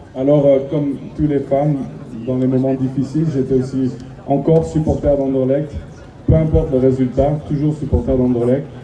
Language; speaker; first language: French; native; French